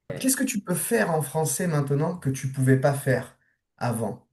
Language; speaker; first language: French; native; French